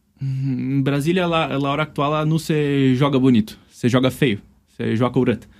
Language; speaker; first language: Romanian; non-native, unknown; Portuguese